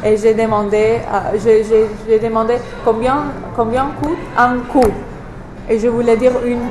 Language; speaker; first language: French; non-native, fluent; English